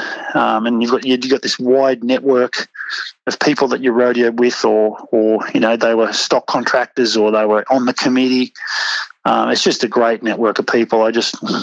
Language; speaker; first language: English; native; English